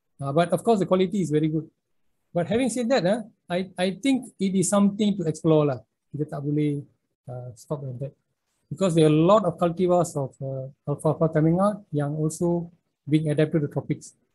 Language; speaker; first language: English; non-native, local second language; Malay